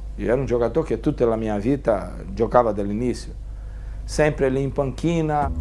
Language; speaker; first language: Italian; non-native, fluent; Portuguese